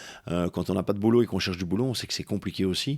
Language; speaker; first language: French; native; French